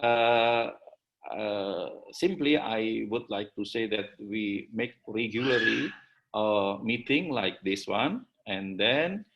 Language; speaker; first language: English; non-native, learner; Indonesian